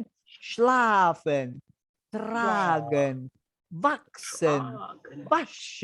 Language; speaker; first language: German; non-native, learner; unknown